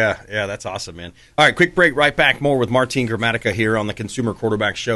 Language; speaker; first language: English; native; English